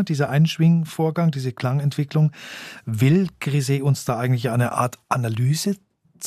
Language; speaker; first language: German; native; German